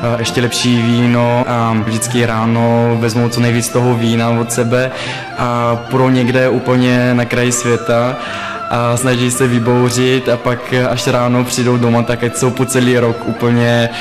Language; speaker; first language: Czech; non-native, fluent; Bulgarian